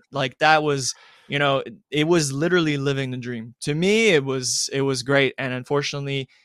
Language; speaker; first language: English; non-native, fluent; French